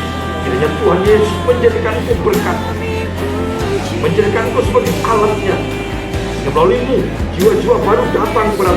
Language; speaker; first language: Indonesian; native; Indonesian